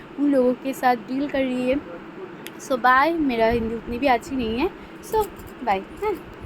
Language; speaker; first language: Hindi; non-native, local second language; Bangla